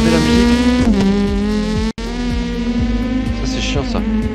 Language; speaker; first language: French; native; French